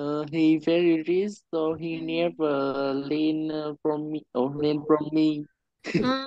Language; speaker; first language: English; non-native, learner; Vietnamese